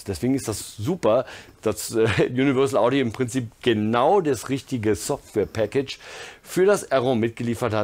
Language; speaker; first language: German; native; German